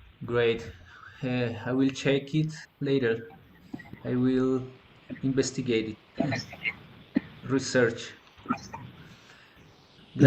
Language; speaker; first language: English; non-native, fluent; Spanish